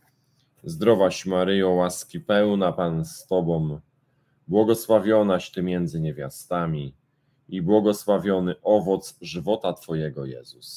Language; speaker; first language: Polish; native; Polish